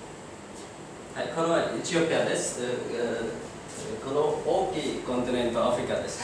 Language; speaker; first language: Japanese; non-native, learner; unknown